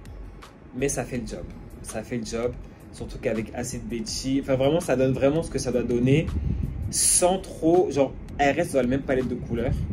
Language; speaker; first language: French; native; French